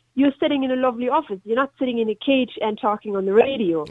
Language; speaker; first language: English; non-native, fluent; German